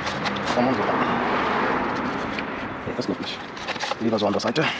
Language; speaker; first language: German; non-native, learner; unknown